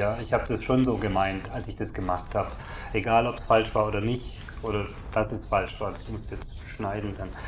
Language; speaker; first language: German; native; German